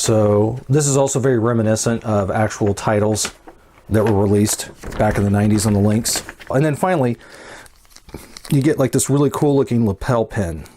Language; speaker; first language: English; native; English